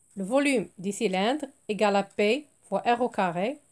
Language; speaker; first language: French; non-native, local second language; Arabic